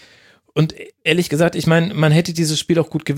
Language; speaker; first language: German; native; German